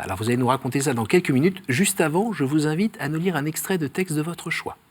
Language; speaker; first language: French; native; French